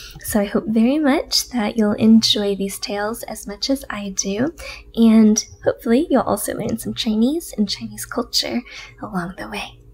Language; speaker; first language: English; native; English